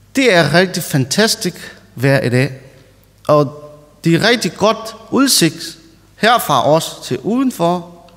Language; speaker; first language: Danish; non-native, learner; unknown